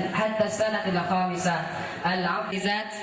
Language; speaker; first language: Arabic; non-native, learner; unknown